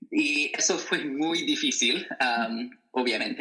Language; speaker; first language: Spanish; non-native, learner; English